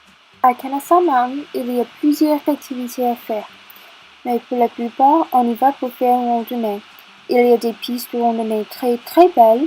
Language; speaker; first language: French; non-native, learner; English